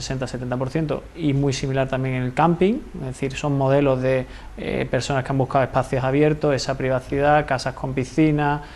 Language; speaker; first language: Spanish; native; Spanish